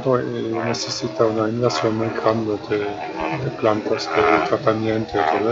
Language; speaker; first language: Spanish; non-native, fluent; German